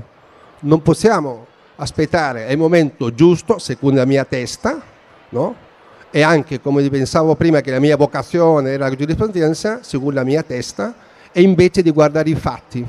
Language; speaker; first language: Italian; non-native, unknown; Spanish